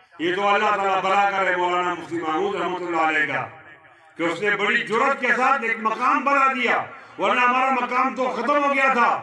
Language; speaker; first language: Urdu; non-native, local second language; Pashto